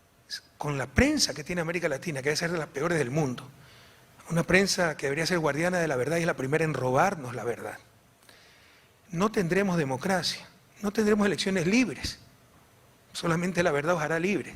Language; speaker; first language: Spanish; native; Spanish